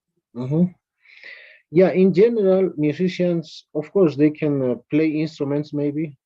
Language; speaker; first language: English; non-native, fluent; Spanish